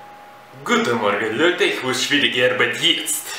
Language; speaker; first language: German; non-native, learner; Russian